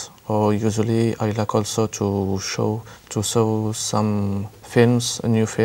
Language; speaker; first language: English; non-native, learner; French